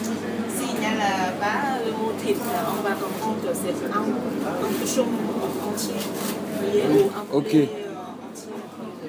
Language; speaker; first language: French; non-native, learner; Vietnamese